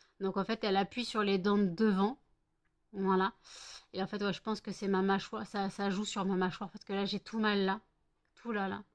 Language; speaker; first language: French; native; French